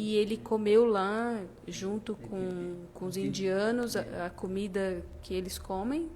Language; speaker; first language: Portuguese; native; Portuguese